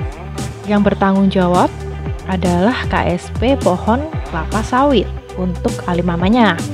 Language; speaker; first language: Indonesian; native; Indonesian